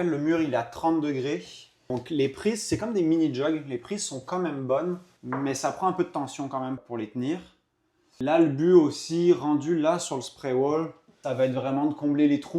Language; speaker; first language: French; native; French